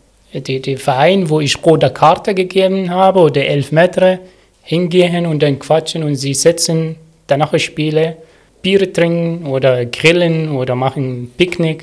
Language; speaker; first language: German; non-native, learner; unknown